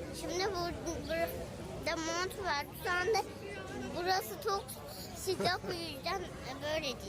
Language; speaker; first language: Turkish; early bilingual, other home language; Uzbek